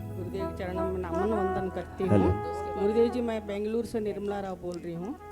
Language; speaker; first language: Hindi; non-native, local second language; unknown